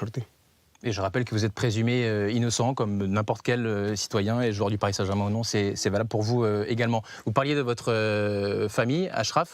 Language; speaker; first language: French; native; French